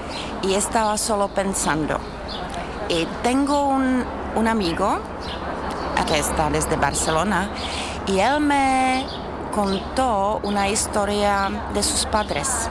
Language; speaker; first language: Spanish; non-native, fluent; Czech